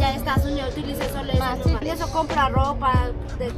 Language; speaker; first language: Spanish; non-native, local second language; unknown